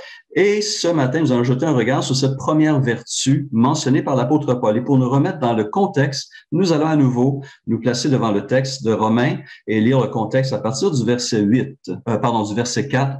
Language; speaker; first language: French; native; French